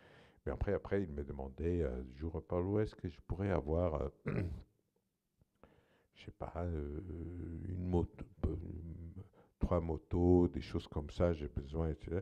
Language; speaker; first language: French; non-native, fluent; Portuguese